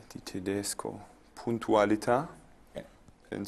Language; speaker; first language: Italian; non-native, learner; German